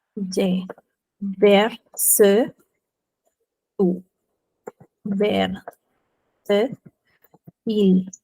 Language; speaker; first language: French; non-native, fluent; Spanish